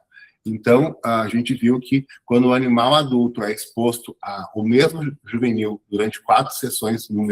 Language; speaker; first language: Portuguese; native; Portuguese